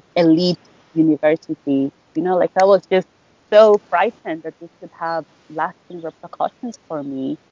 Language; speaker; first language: English; non-native, fluent; Spanish